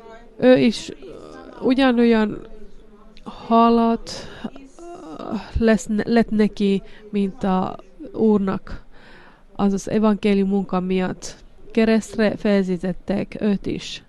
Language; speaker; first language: Hungarian; non-native, learner; Finnish